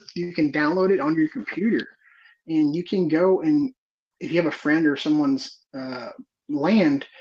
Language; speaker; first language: English; native; English